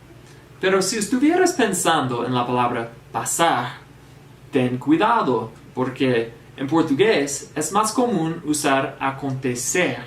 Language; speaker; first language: Spanish; non-native, fluent; English